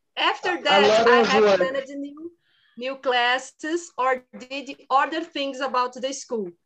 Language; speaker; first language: English; non-native, learner; Portuguese